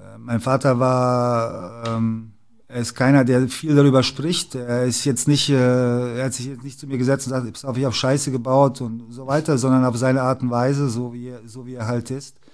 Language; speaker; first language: German; early bilingual, other home language; Serbian